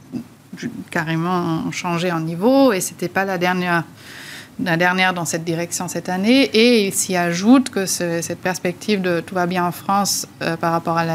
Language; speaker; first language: French; native; French